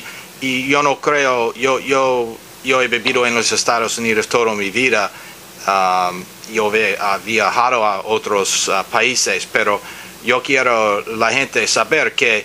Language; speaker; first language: Spanish; non-native, learner; English